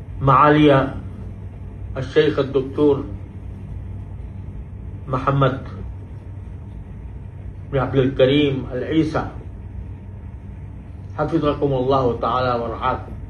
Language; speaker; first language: Arabic; non-native, fluent; Urdu